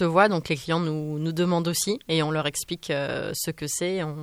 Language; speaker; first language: French; native; French